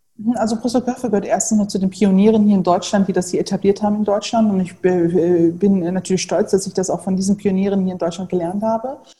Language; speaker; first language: German; early bilingual, other home language; Turkish